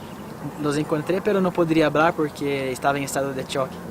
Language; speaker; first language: Spanish; non-native, fluent; Portuguese